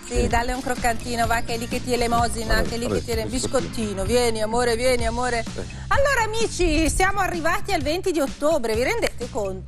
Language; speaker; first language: Italian; native; Italian